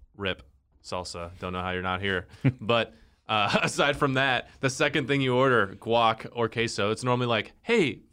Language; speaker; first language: English; native; English